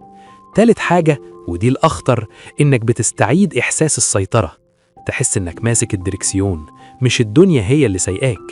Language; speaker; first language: Arabic; native; Arabic